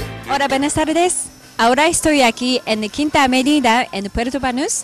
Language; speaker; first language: Spanish; non-native, fluent; Japanese